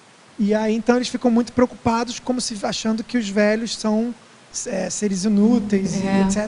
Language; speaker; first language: Portuguese; native; Portuguese